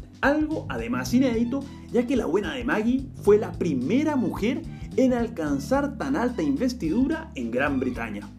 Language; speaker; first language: Spanish; native; Spanish